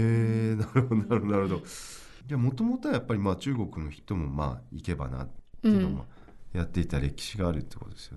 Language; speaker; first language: Japanese; native; Japanese